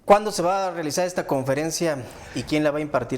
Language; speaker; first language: Spanish; native; Spanish